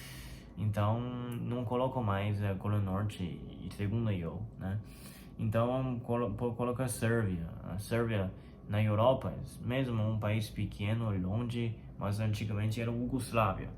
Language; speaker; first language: Portuguese; non-native, fluent; Chinese